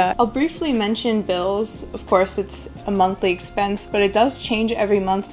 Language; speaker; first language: English; native; English